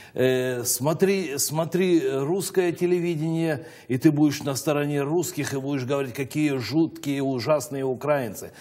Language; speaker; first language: Russian; native; Russian